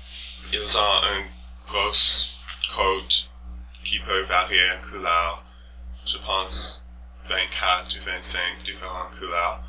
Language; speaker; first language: French; non-native, learner; English